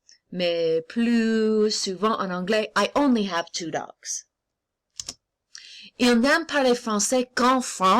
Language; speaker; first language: French; non-native, fluent; English